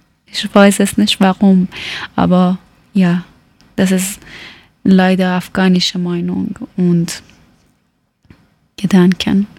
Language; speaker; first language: German; non-native, learner; Persian